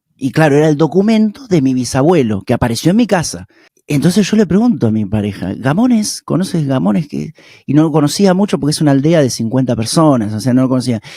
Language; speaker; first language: Spanish; native; Spanish